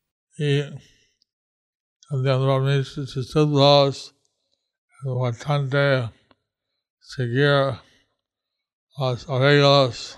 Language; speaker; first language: Spanish; non-native, learner; English